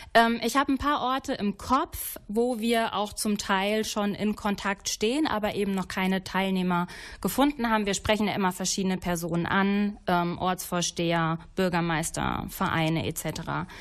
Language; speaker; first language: German; native; German